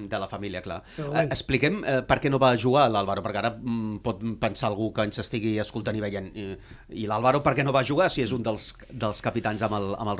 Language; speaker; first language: Catalan; native; Catalan